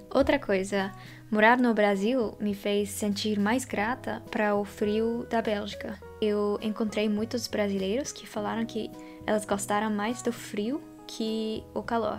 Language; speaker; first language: Portuguese; non-native, fluent; Dutch